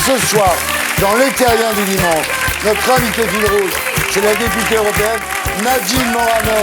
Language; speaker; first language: French; native; French